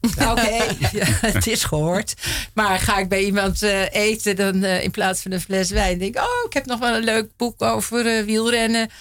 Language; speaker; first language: Dutch; native; Dutch